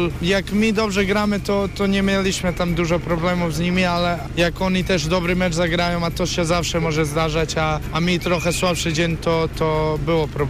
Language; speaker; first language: Polish; non-native, fluent; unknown